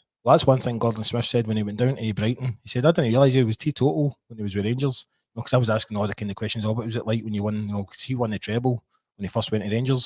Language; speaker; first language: English; native; English